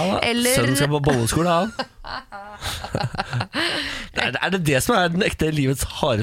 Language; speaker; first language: Norwegian; native; Norwegian